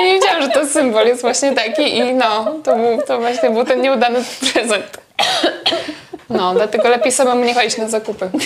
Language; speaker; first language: Polish; native; Polish